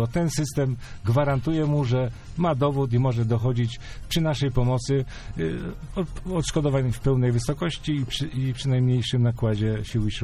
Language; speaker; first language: Polish; native; Polish